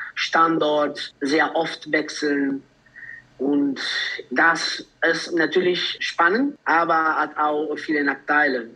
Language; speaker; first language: German; non-native, fluent; Italian